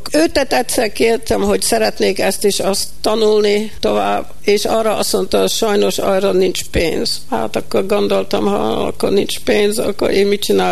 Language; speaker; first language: Hungarian; early bilingual, heritage; Hungarian